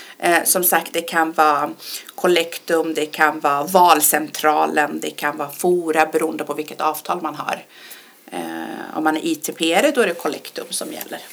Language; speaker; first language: Swedish; early bilingual, other home language; Persian